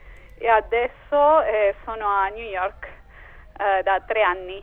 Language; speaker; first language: Italian; non-native, fluent; Spanish